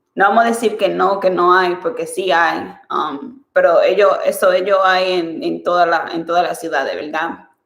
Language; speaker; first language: Spanish; early bilingual, other home language; English